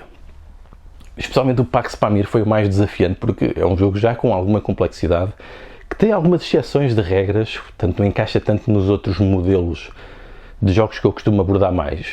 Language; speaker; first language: Portuguese; native; Portuguese